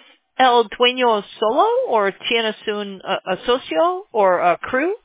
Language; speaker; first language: Spanish; non-native, learner; English